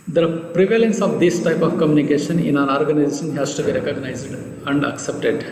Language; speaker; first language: English; non-native, local second language; Kannada